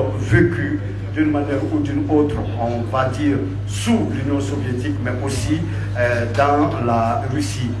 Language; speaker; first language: French; native; French